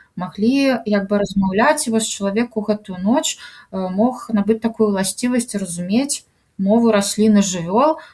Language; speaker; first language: Belarusian; native; Belarusian